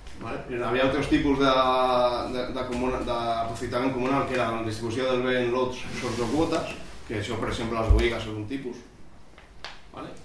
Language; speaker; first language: Catalan; non-native, local second language; Spanish